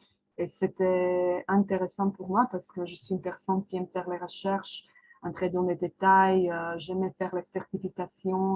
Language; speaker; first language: French; non-native, fluent; Croatian